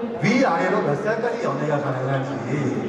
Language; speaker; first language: Korean; native; Korean